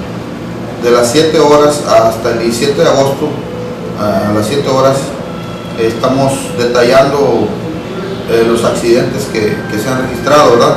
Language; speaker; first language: Spanish; native; Spanish